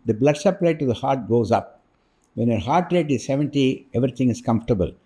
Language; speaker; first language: English; non-native, local second language; Tamil